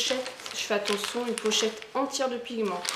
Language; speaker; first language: French; native; French